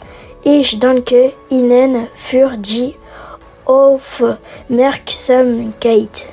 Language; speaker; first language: German; non-native, learner; French